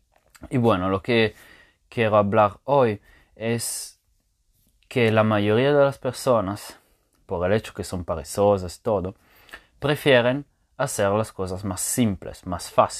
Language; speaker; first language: Spanish; non-native, fluent; Italian